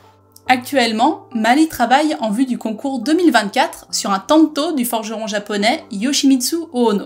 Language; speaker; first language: French; native; French